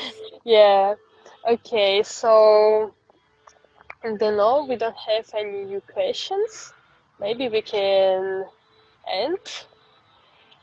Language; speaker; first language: English; non-native, fluent; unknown